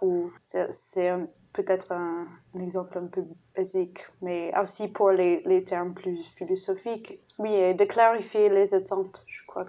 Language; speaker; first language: French; non-native, fluent; English